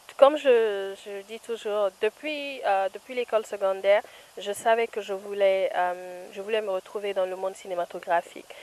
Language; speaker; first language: French; non-native, local second language; Fula